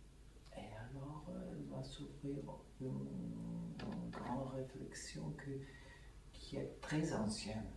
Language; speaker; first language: French; non-native, fluent; Italian